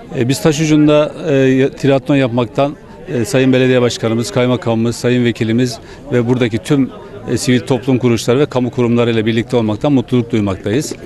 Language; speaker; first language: Turkish; native; Turkish